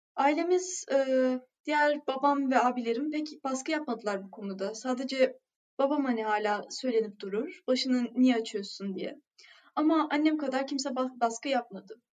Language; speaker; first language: Turkish; native; Turkish